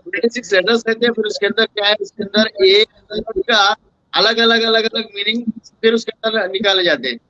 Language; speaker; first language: Hindi; non-native, local second language; Urdu